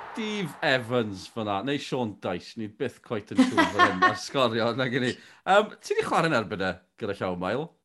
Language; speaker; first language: Welsh; native; Welsh